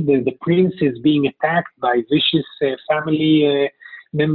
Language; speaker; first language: English; non-native, fluent; Hebrew